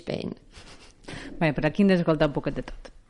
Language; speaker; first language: Catalan; native; Catalan